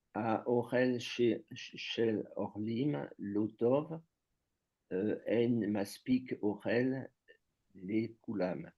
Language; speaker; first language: Hebrew; non-native, learner; French